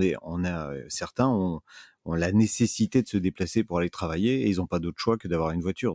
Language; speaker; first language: French; native; French